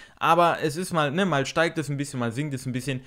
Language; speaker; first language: German; native; German